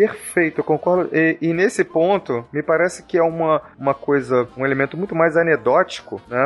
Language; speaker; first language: Portuguese; native; Portuguese